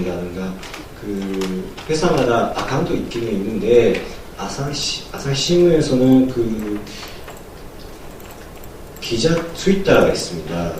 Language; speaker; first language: Korean; non-native, learner; Japanese